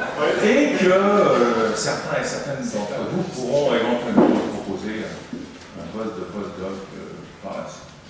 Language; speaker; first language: French; native; French